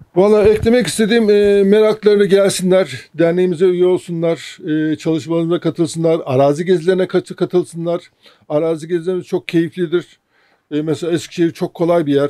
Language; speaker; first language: Turkish; native; Turkish